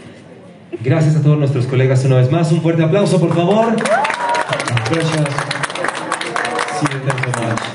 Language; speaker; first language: Spanish; native; Spanish